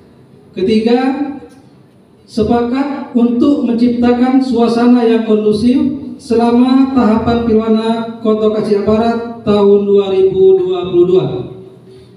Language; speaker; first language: Indonesian; non-native, local second language; Minangkabau